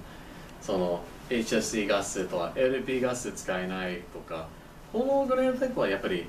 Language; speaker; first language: Japanese; non-native, learner; English